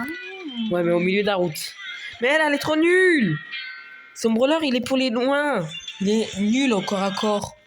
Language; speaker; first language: French; native; French